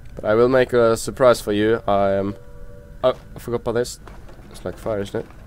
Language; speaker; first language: English; non-native, fluent; Norwegian